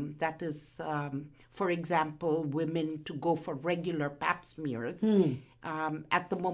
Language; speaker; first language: English; non-native, local second language; Gujarati